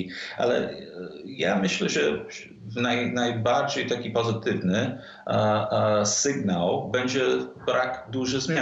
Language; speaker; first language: Polish; non-native, fluent; English